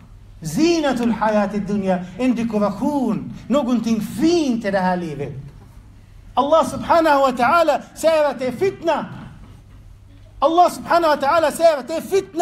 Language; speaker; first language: Swedish; non-native, fluent; Arabic